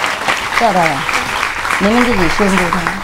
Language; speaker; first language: Chinese; non-native, fluent; Vietnamese